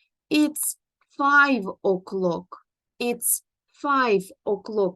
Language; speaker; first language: English; non-native, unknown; Ukrainian